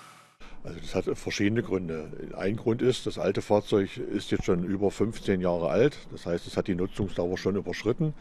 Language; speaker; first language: German; native; German